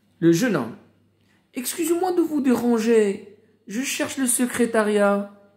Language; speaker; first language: French; non-native, local second language; Arabic